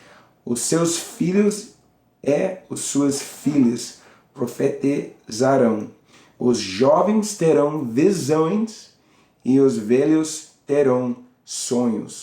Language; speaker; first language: Portuguese; non-native, learner; English